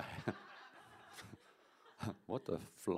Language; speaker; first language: English; non-native, fluent; German